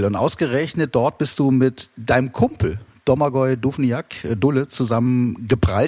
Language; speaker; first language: German; native; German